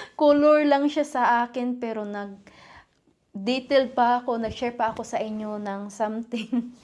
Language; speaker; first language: Filipino; non-native, local second language; Cebuano